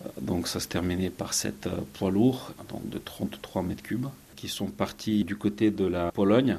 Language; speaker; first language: French; non-native, fluent; Ukrainian